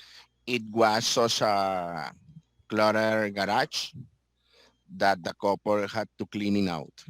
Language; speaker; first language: English; non-native, learner; Spanish